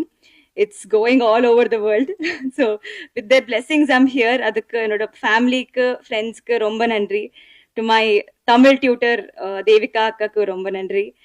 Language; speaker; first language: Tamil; non-native, fluent; Telugu